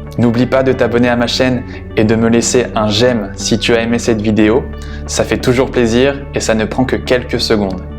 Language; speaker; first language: French; native; French